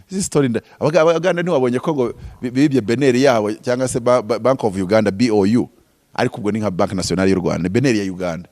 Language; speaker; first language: Kinyarwanda; native; Kinyarwanda